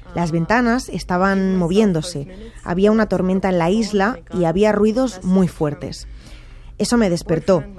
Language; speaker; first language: Spanish; non-native, fluent; Ukrainian